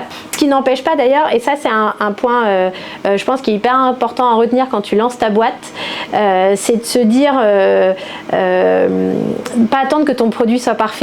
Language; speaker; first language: French; native; French